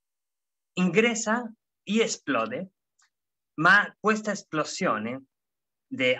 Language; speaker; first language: Italian; non-native, fluent; Spanish